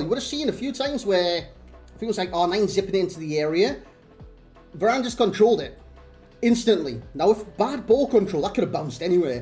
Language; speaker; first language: English; native; English